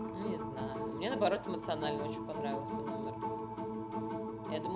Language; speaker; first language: Russian; native; Russian